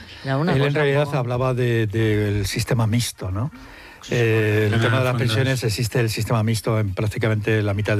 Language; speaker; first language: Spanish; native; Spanish